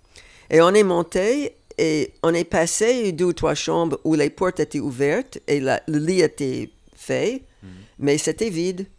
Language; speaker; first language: French; non-native, fluent; English